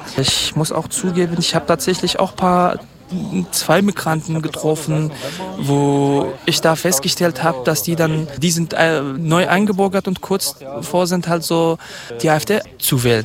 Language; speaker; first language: German; non-native, fluent; Kurdish